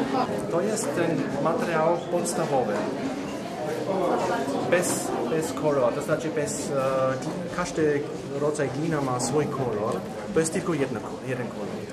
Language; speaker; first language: Polish; non-native, fluent; German